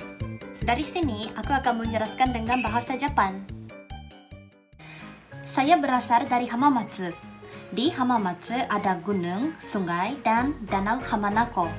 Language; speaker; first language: Indonesian; non-native, fluent; Japanese